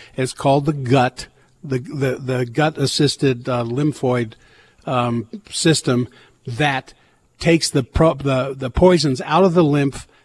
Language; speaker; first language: English; native; English